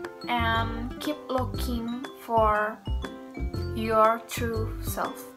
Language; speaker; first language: English; non-native, learner; Indonesian